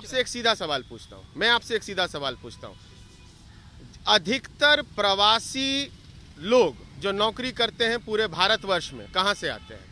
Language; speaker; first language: Hindi; native; Hindi